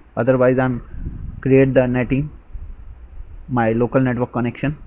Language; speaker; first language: English; non-native, local second language; Hindi